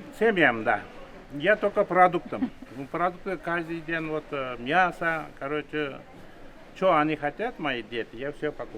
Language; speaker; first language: Russian; non-native, local second language; Kyrgyz